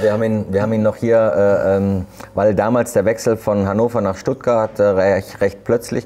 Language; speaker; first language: German; native; German